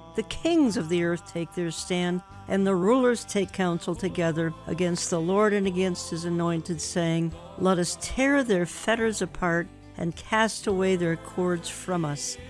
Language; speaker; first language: English; native; English